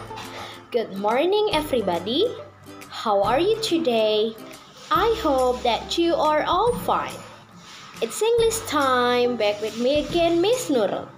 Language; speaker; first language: English; non-native, learner; Indonesian